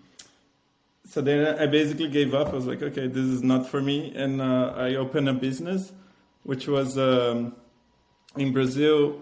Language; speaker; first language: English; non-native, fluent; Portuguese